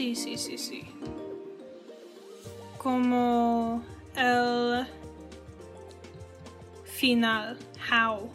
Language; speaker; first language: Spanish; non-native, learner; English